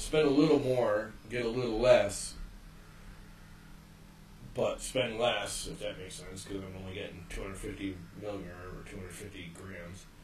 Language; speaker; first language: English; native; English